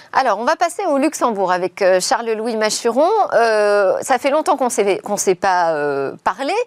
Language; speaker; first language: French; native; French